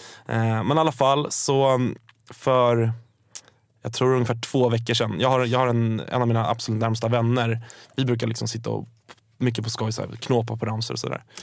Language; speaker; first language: Swedish; native; Swedish